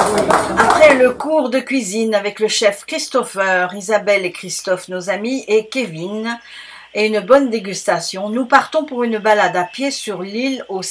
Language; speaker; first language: French; native; French